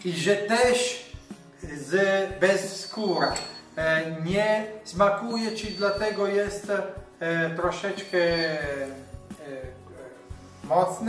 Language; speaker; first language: Polish; non-native, learner; Italian